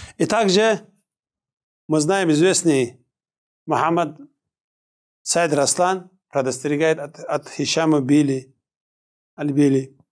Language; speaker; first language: Russian; non-native, local second language; Kumyk